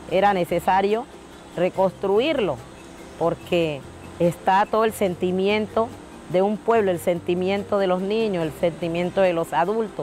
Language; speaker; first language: Spanish; native; Spanish